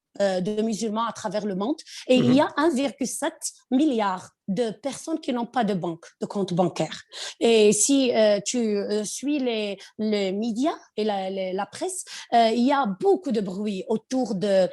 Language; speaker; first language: French; non-native, local second language; Arabic